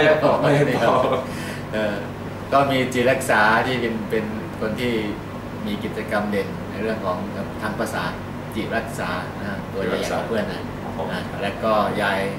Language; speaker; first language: Thai; native; Thai